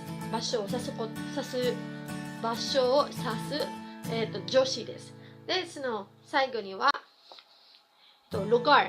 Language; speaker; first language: Japanese; non-native, fluent; Cebuano